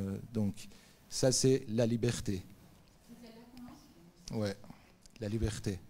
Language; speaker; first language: French; non-native, fluent; Persian